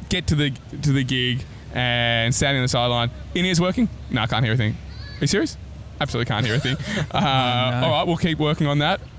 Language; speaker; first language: English; native; English